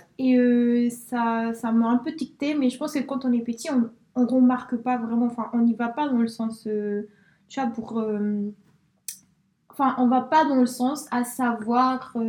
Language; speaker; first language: French; early bilingual, other home language; Spanish